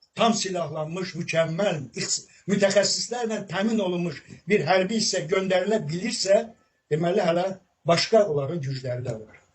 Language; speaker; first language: Azerbaijani; non-native, local second language; Talysh